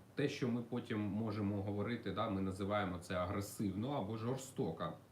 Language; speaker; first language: Ukrainian; non-native, local second language; Russian